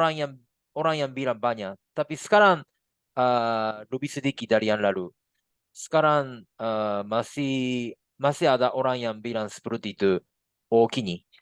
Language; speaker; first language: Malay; non-native, fluent; Japanese